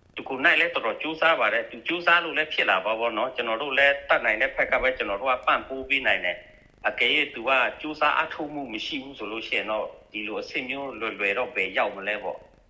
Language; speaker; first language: Burmese; non-native, local second language; Shan